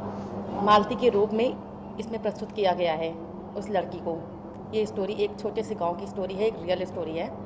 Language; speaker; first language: Hindi; native; Hindi